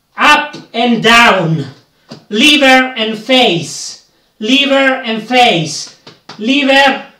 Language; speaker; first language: English; non-native, learner; Italian